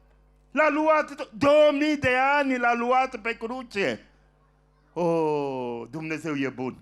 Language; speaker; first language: Romanian; non-native, fluent; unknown